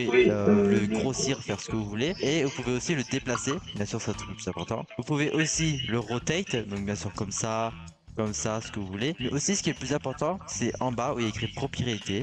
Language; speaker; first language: French; native; French